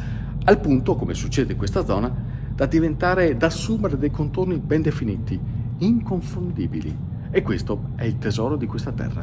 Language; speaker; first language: Italian; native; Italian